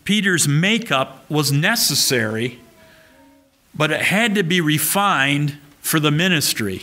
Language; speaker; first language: English; native; English